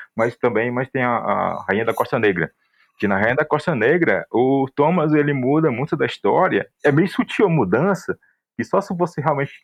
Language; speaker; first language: Portuguese; native; Portuguese